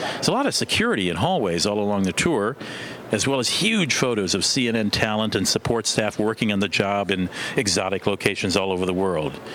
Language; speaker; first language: English; non-native, fluent; Korean